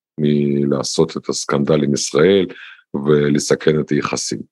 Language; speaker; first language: Hebrew; non-native, fluent; Russian